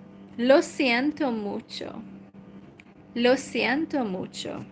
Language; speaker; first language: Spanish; non-native, learner; Hungarian